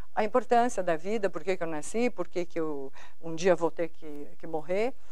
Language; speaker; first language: Portuguese; native; Portuguese